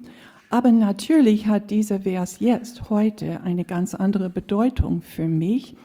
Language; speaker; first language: German; non-native, fluent; English